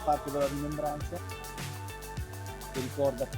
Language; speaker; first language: Italian; native; Italian